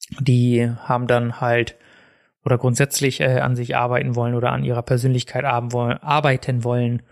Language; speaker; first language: German; native; German